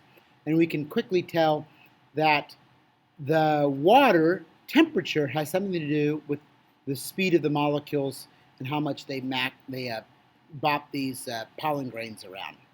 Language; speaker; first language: English; native; English